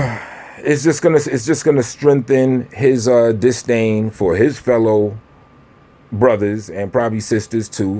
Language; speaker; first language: English; native; English